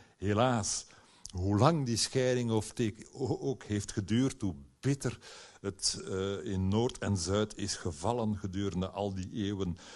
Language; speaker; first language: Dutch; native; Dutch